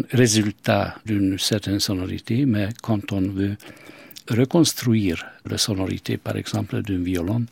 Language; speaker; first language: French; non-native, fluent; Hungarian